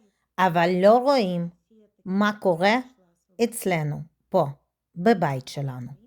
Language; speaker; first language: Hebrew; non-native, fluent; Russian